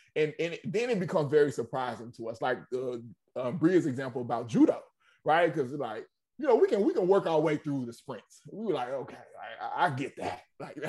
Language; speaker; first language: English; native; English